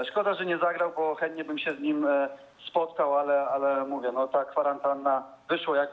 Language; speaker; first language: Polish; early bilingual, heritage; Polish